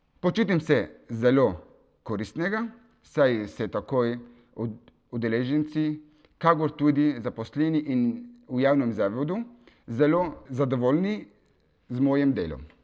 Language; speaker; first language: Slovenian; non-native, fluent; Kurdish